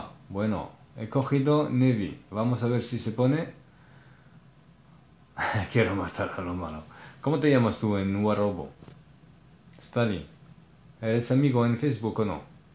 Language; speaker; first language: Spanish; non-native, learner; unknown